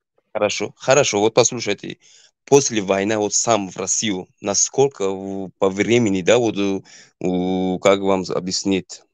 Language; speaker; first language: Russian; non-native, local second language; Tajik